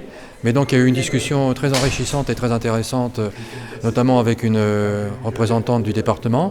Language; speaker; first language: French; native; French